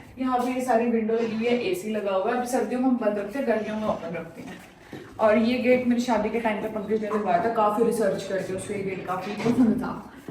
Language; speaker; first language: Hindi; native; Hindi